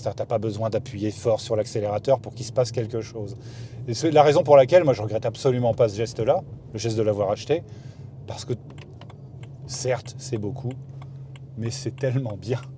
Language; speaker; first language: French; native; French